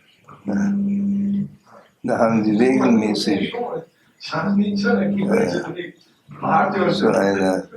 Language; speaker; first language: German; non-native, learner; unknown